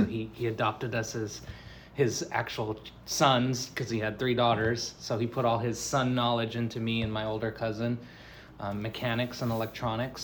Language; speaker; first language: English; native; English